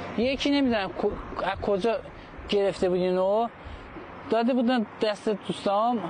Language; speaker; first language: Persian; non-native, local second language; Azerbaijani